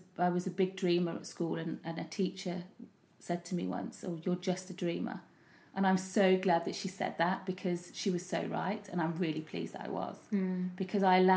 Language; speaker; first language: English; native; English